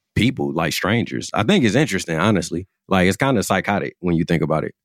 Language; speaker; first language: English; native; English